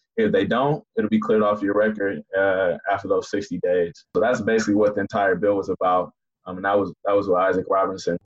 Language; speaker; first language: English; native; English